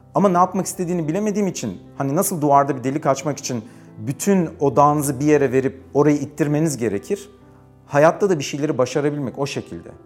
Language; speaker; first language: Turkish; native; Turkish